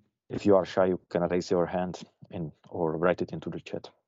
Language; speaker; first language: English; non-native, fluent; Czech